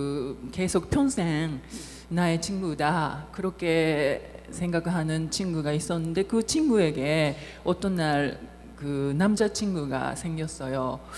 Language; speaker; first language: Korean; non-native, fluent; Japanese